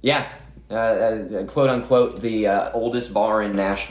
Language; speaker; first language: English; native; English